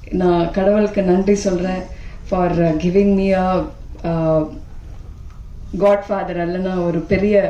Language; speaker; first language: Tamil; non-native, fluent; Malayalam